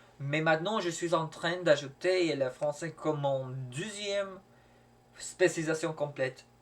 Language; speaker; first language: French; non-native, learner; English